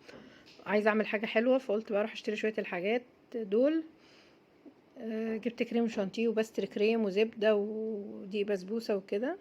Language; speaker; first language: Arabic; native; Arabic